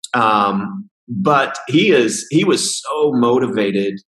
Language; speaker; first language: English; native; English